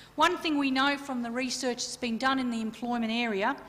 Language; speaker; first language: English; native; English